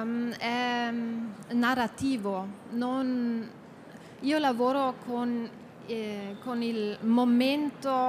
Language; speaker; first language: Italian; non-native, fluent; German